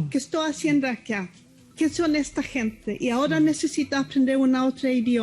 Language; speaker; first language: Spanish; early bilingual, heritage; Spanish